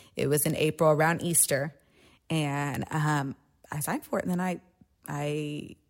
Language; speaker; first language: English; native; English